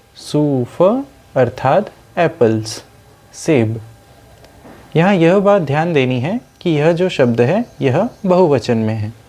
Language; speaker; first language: Hindi; non-native, local second language; Sindhi